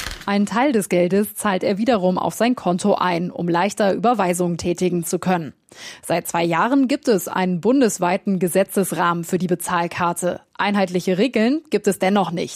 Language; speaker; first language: German; native; German